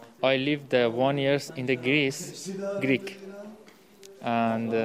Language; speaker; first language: English; non-native, learner; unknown